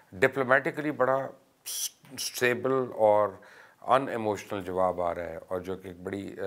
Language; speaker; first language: Urdu; native; Urdu